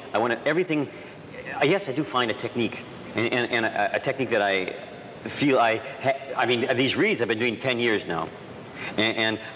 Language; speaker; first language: English; native; English